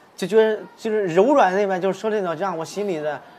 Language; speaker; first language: Chinese; native; Chinese